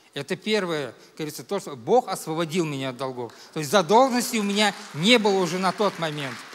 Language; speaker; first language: Russian; native; Russian